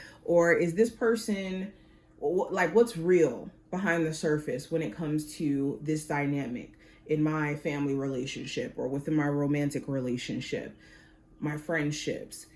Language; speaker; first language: English; native; English